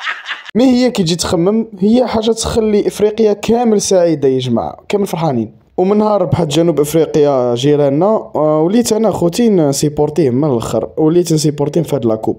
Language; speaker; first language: Arabic; native; Arabic